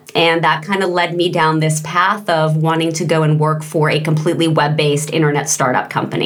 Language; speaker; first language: English; native; English